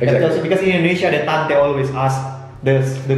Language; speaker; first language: English; non-native, learner; Indonesian